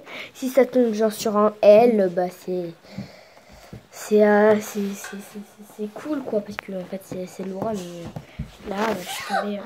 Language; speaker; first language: French; native; French